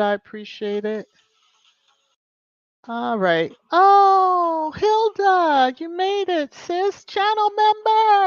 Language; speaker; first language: English; native; English